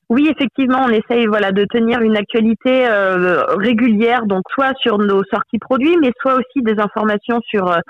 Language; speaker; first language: French; native; French